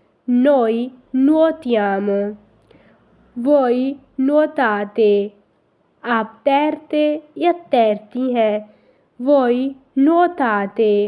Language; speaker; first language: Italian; non-native, fluent; Urdu